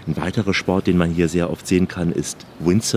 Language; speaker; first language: German; native; German